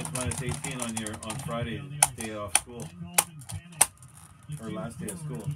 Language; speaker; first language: English; native; English